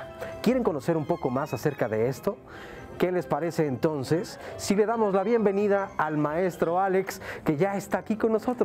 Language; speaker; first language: Spanish; native; Spanish